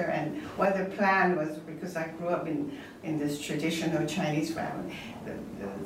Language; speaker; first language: English; non-native, local second language; Cantonese